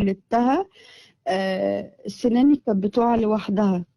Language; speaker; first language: Arabic; native; Arabic